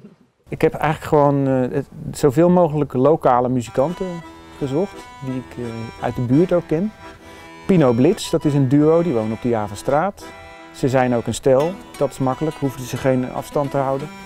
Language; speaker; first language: Dutch; native; Dutch